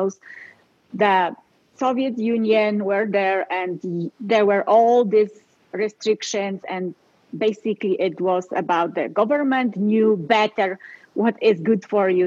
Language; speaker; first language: English; non-native, fluent; Polish